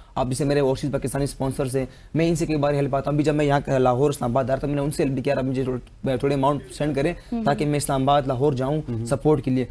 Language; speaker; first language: Urdu; non-native, local second language; Pashto